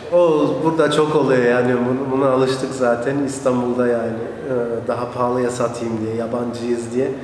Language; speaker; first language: Turkish; early bilingual, heritage; Turkish